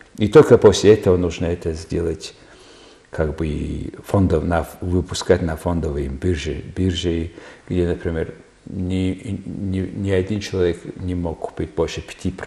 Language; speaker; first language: Russian; non-native, fluent; Mongolian